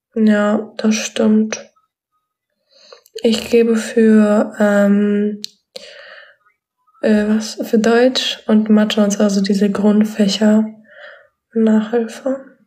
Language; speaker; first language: German; early bilingual, other home language; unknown